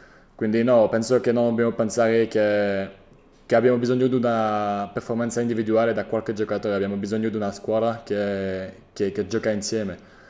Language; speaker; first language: Italian; non-native, fluent; French